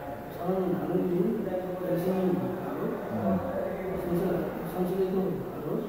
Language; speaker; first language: Korean; non-native, learner; Nepali